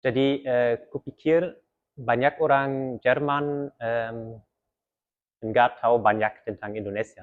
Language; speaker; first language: Indonesian; early bilingual, heritage; German